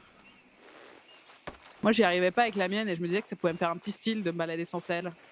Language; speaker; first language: French; native; French